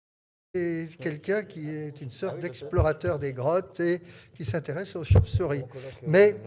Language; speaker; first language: French; native; French